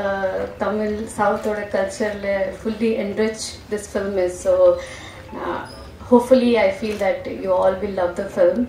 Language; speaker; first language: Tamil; non-native, learner; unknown